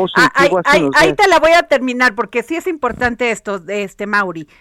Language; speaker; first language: Spanish; native; Spanish